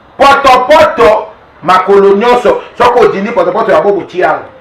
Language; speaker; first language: Lingala; native; Lingala